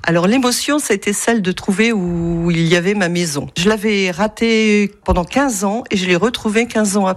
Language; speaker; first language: French; native; French